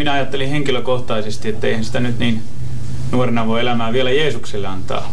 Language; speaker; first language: Finnish; native; Finnish